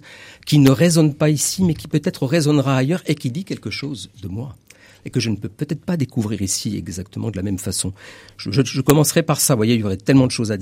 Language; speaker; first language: French; native; French